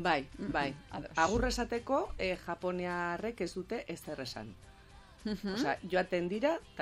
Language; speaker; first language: Basque; non-native, local second language; Spanish